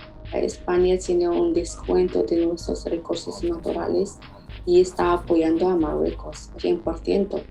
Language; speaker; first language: Spanish; non-native, fluent; Arabic